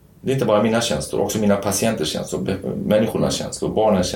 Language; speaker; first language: Swedish; non-native, fluent; Kurdish